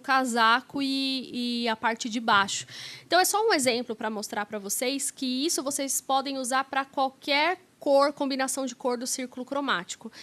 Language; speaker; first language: Portuguese; native; Portuguese